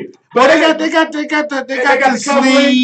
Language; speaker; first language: English; native; English